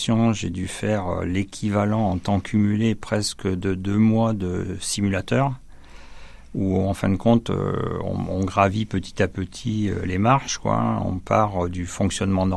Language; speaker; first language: French; native; French